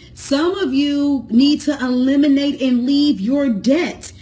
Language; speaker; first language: English; native; English